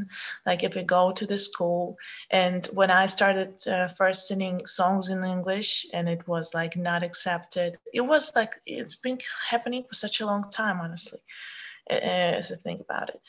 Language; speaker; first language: English; non-native, fluent; Russian